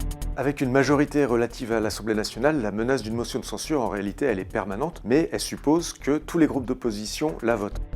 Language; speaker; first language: French; native; French